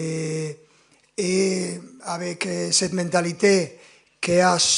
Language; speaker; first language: French; non-native, fluent; Spanish